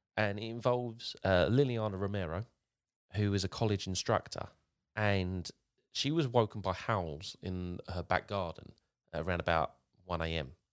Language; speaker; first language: English; native; English